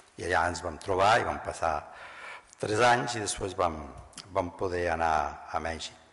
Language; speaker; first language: Catalan; native; Catalan